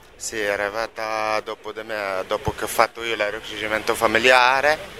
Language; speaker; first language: Italian; non-native, learner; Arabic